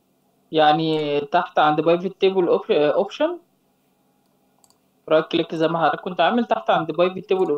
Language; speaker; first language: Arabic; native; Arabic